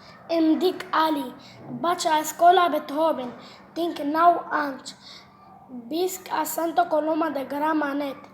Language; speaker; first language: Catalan; non-native, learner; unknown